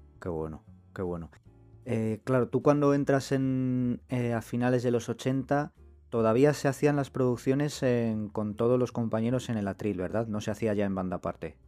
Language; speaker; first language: Spanish; native; Spanish